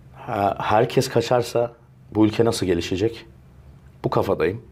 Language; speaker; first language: Turkish; early bilingual, other home language; English